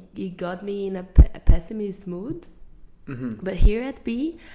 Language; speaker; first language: English; non-native, fluent; Portuguese